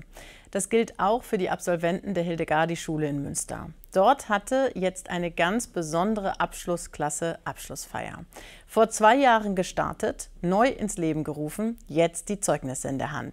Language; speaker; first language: German; native; German